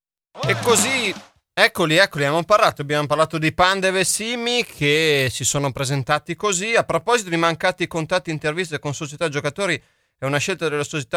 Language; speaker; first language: Italian; native; Italian